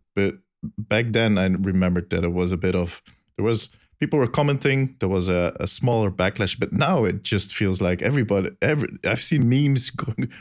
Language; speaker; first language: English; non-native, fluent; Dutch